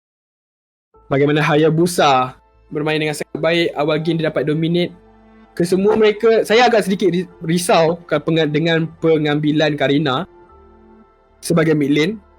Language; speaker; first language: Malay; native; Malay